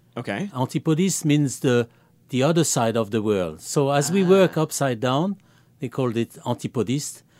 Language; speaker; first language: English; non-native, fluent; French